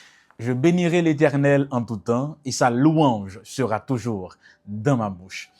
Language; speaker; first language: French; non-native, local second language; Haitian Creole